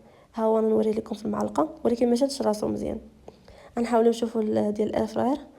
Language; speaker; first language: Arabic; native; Arabic